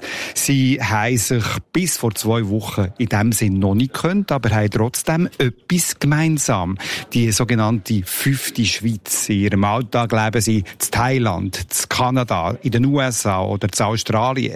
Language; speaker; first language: German; native; German